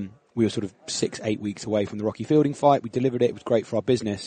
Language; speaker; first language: English; native; English